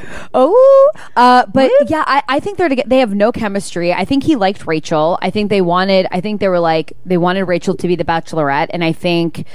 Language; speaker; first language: English; native; English